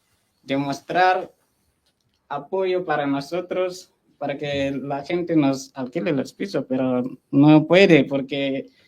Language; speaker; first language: Spanish; non-native, fluent; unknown